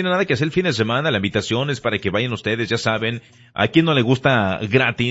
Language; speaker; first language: Spanish; early bilingual, heritage; Spanish